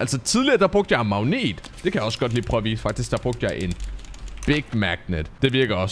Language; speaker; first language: Danish; native; Danish